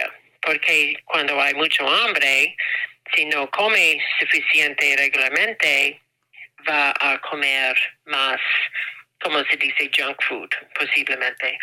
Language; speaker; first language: Spanish; non-native, learner; English